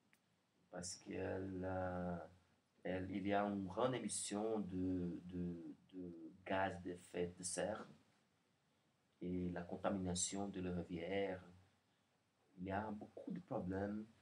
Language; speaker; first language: French; non-native, learner; Portuguese